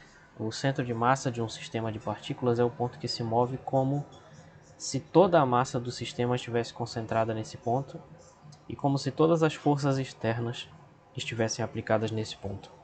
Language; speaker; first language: Portuguese; native; Portuguese